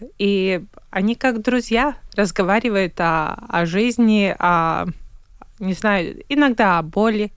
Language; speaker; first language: Russian; non-native, local second language; Latvian